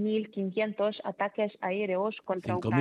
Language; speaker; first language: Spanish; non-native, fluent; Ukrainian